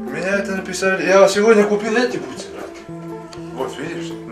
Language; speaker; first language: Russian; non-native, learner; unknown